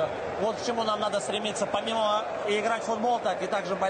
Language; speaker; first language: Russian; native; Russian